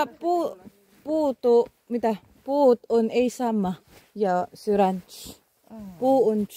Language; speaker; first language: Finnish; non-native, learner; Filipino